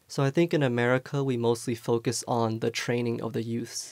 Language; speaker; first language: English; early bilingual, other home language; Chinese